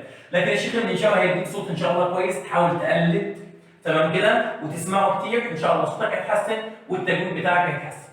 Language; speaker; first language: Arabic; native; Arabic